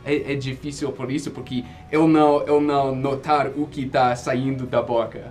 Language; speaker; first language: Portuguese; non-native, fluent; English